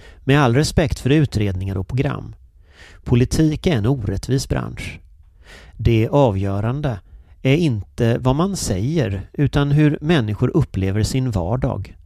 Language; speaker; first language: Swedish; native; Swedish